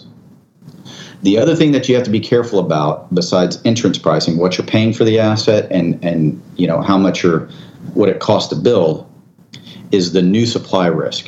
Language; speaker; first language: English; native; English